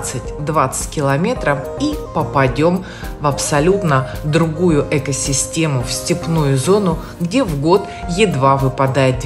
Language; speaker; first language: Russian; native; Russian